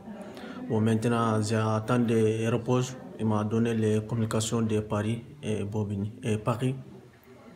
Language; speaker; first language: French; non-native, learner; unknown